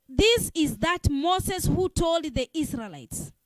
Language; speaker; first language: English; non-native, local second language; Swahili